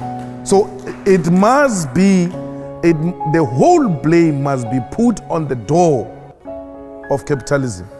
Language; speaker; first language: English; non-native, local second language; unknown